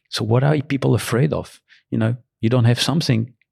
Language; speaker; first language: English; early bilingual, other home language; Portuguese